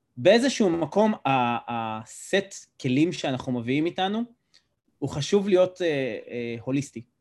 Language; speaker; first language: Hebrew; native; Hebrew